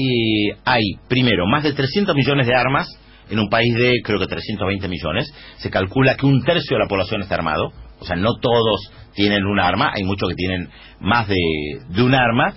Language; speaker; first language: Spanish; native; Spanish